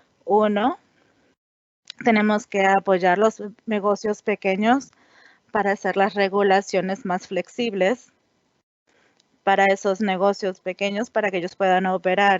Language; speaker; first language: Spanish; non-native, fluent; English